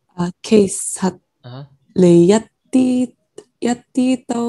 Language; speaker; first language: Cantonese; non-native, learner; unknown